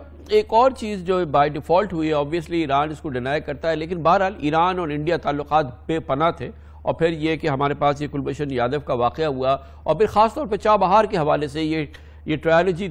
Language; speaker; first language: Urdu; native; Urdu